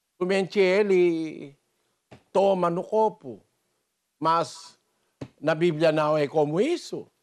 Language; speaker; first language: Portuguese; non-native, fluent; Filipino